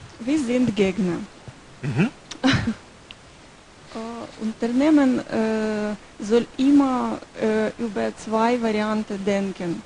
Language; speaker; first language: German; non-native, learner; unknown